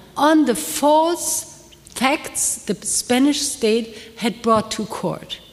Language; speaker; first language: English; non-native, fluent; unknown